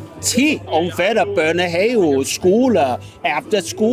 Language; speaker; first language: Danish; non-native, learner; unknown